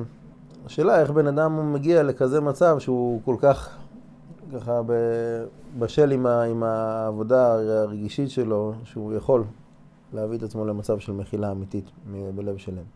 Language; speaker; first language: Hebrew; non-native, fluent; English